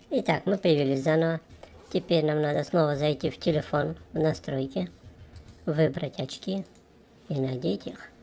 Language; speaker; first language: Russian; native; Russian